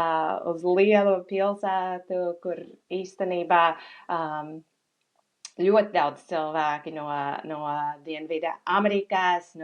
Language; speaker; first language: Latvian; non-native, fluent; English